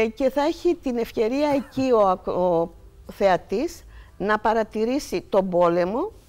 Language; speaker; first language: Greek; native; Greek